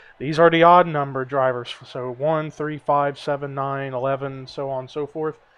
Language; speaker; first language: English; native; English